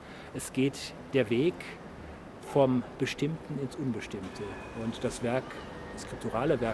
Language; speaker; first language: German; native; German